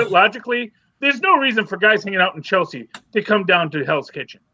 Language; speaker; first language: English; native; English